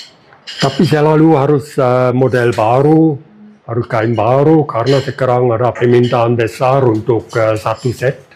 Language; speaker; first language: Indonesian; non-native, fluent; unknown